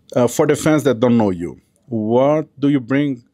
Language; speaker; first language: English; non-native, fluent; Portuguese